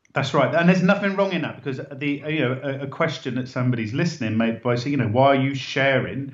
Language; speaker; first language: English; native; English